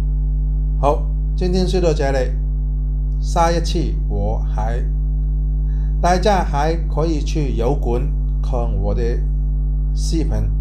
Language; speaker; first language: Chinese; non-native, local second language; Cantonese